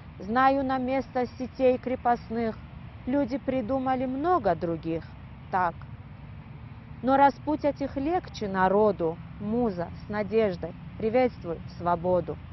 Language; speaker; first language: Russian; non-native, fluent; Persian